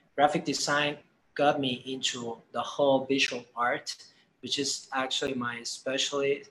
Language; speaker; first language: English; non-native, fluent; Spanish